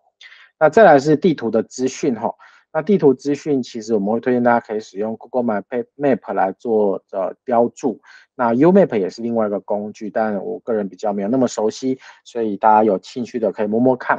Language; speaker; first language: Chinese; native; Chinese